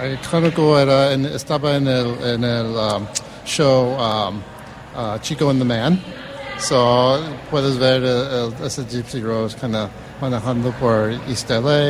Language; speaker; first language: Spanish; early bilingual, heritage; English